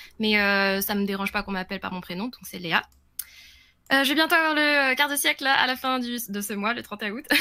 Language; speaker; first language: French; early bilingual, other home language; Vietnamese